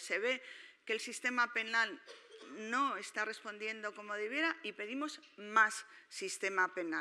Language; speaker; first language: Spanish; native; Spanish